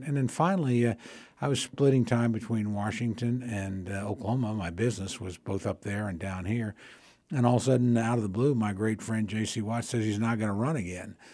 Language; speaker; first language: English; native; English